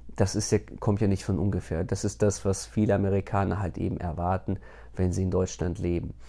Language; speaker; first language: German; early bilingual, other home language; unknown